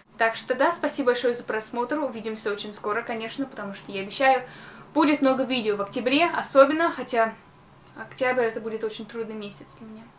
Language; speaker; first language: Russian; early bilingual, heritage; Russian